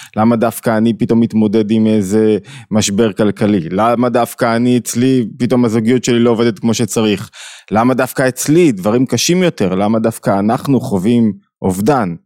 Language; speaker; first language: Hebrew; native; Hebrew